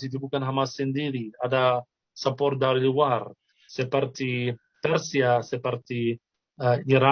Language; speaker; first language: Indonesian; non-native, fluent; Arabic